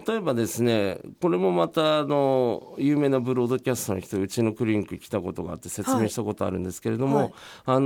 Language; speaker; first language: Japanese; native; Japanese